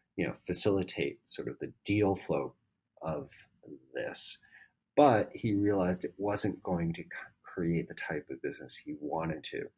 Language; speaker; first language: English; native; English